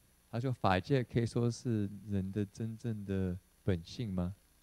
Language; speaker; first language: Chinese; early bilingual, other home language; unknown